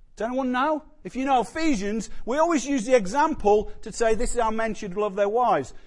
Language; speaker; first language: English; native; English